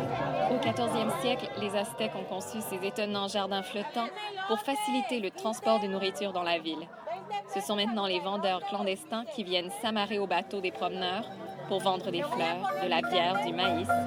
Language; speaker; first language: French; native; French